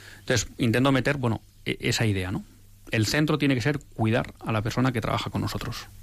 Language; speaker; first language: Spanish; native; Spanish